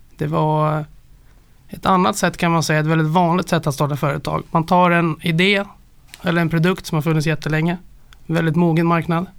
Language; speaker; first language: Swedish; native; Swedish